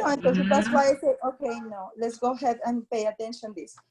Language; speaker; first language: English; non-native, fluent; Spanish